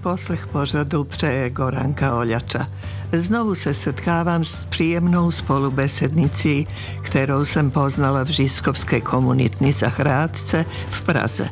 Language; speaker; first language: Czech; non-native, fluent; Serbian